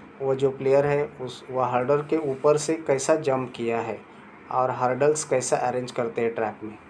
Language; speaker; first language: Hindi; non-native, local second language; Marathi